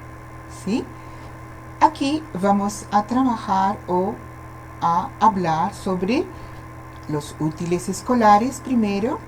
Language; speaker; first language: Spanish; non-native, fluent; Portuguese